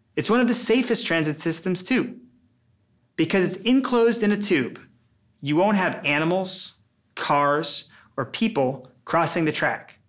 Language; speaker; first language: English; native; English